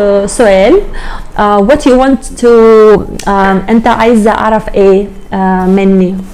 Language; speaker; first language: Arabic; non-native, learner; Russian